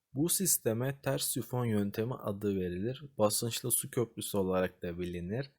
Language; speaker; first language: Turkish; native; Turkish